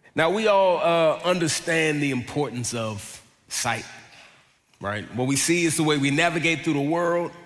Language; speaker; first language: English; native; English